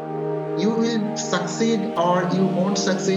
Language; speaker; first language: English; non-native, local second language; Bangla